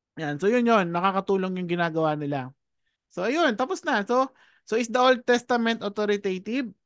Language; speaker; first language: Filipino; native; Filipino